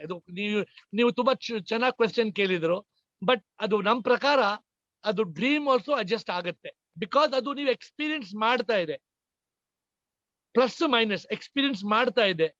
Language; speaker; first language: Kannada; non-native, local second language; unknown